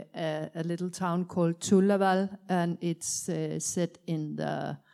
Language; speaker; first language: English; non-native, fluent; Danish